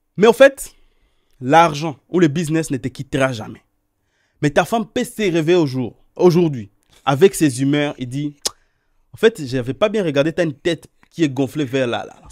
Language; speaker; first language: French; non-native, local second language; Swahili